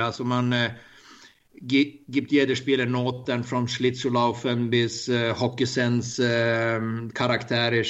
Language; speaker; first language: German; non-native, learner; Swedish